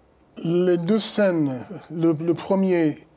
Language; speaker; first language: French; non-native, fluent; English